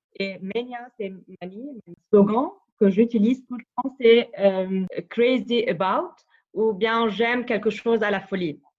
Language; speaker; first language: French; non-native, fluent; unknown